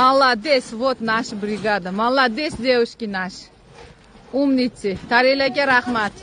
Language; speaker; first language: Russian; non-native, fluent; Uzbek